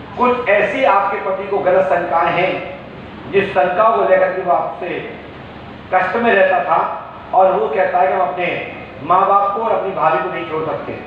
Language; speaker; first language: Hindi; native; Hindi